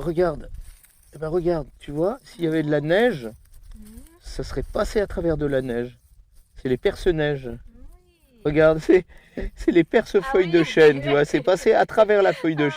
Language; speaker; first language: French; native; French